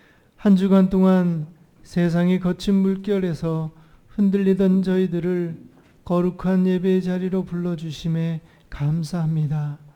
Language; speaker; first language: Korean; native; Korean